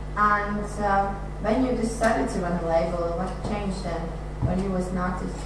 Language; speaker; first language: English; non-native, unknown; Latvian